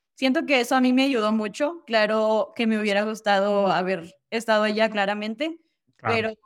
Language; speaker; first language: Spanish; native; Spanish